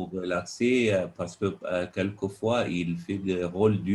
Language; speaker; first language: French; non-native, fluent; Arabic